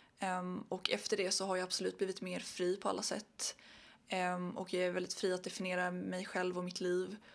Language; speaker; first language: Swedish; early bilingual, other home language; Arabic